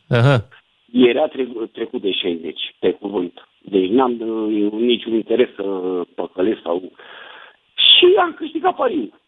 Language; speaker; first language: Romanian; native; Romanian